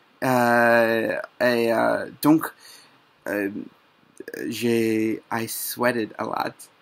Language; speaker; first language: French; non-native, learner; English